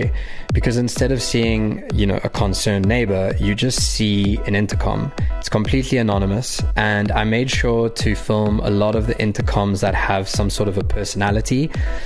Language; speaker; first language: English; native; English